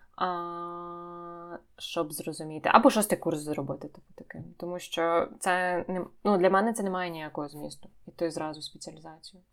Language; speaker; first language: Ukrainian; native; Ukrainian